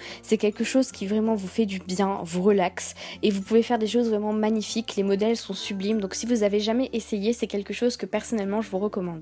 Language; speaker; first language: French; native; French